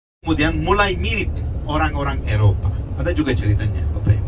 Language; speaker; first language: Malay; non-native, fluent; Turkish